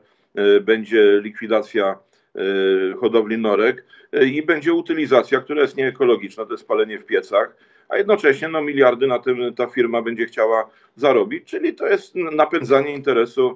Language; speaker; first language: Polish; native; Polish